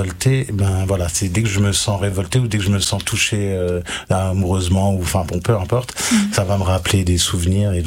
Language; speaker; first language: French; native; French